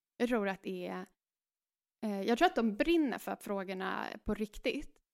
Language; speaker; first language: Swedish; early bilingual, other home language; Spanish